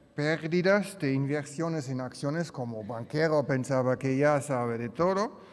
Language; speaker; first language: Spanish; early bilingual, other home language; German